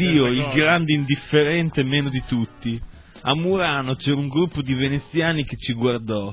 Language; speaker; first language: Italian; native; Italian